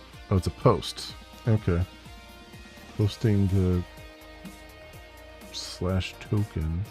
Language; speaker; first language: English; native; English